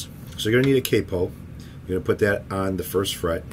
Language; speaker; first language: English; native; English